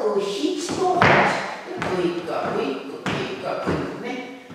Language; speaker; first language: Japanese; native; Japanese